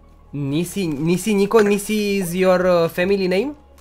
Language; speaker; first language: English; non-native, learner; Romanian